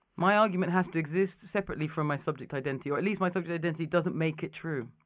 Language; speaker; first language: English; native; English